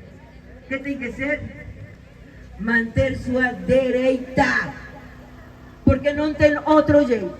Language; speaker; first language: Portuguese; non-native, fluent; Spanish